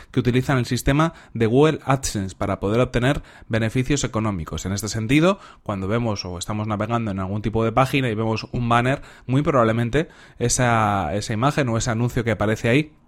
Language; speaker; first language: Spanish; native; Spanish